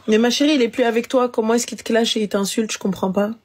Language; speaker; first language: French; native; French